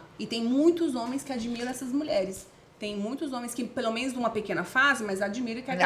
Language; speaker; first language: Portuguese; native; Portuguese